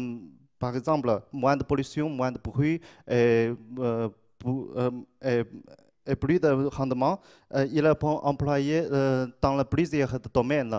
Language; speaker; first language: French; non-native, learner; Chinese